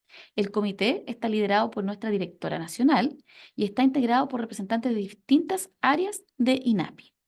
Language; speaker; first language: Spanish; native; Spanish